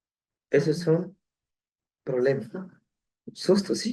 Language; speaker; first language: Spanish; non-native, local second language; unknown